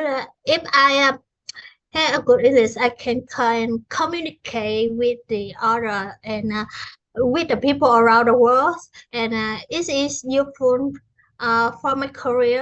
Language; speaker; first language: English; non-native, learner; Vietnamese